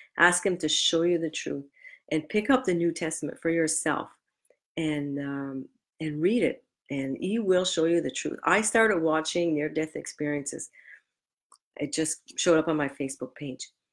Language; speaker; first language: English; native; English